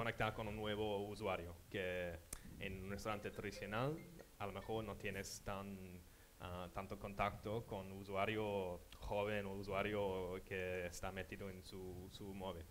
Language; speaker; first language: Spanish; non-native, fluent; English